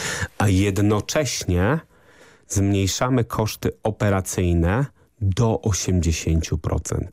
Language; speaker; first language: Polish; native; Polish